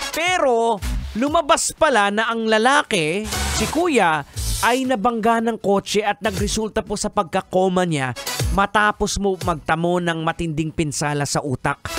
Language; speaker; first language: Filipino; native; Filipino